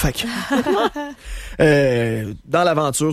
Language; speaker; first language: French; native; French